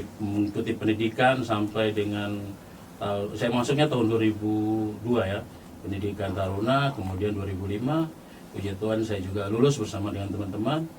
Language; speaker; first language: Indonesian; native; Indonesian